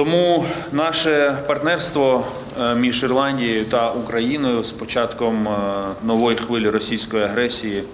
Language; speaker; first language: Ukrainian; native; Ukrainian